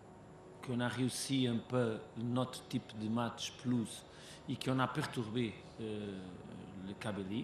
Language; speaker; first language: French; non-native, learner; Portuguese